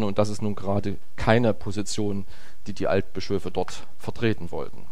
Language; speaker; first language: German; native; German